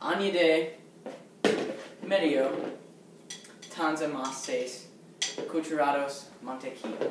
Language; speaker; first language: Spanish; non-native, learner; English